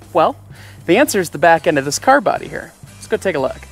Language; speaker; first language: English; native; English